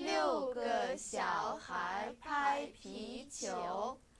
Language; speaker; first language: Chinese; non-native, fluent; Kyrgyz